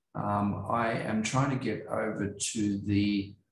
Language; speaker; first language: English; native; English